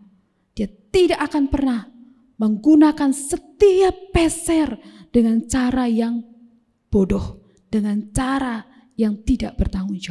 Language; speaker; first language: Indonesian; native; Indonesian